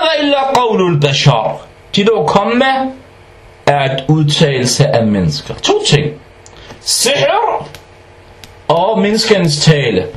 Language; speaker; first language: Danish; non-native, fluent; Arabic